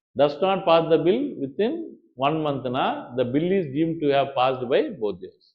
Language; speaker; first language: English; non-native, local second language; Tamil